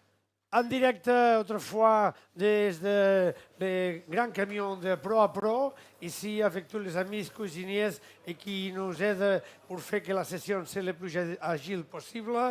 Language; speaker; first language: French; non-native, fluent; Catalan